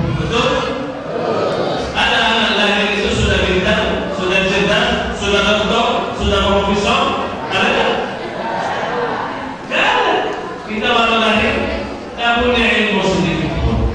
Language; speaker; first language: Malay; non-native, fluent; Arabic